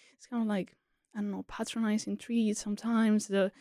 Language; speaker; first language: English; non-native, fluent; Spanish